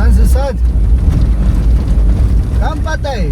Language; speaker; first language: Chinese; native; Chinese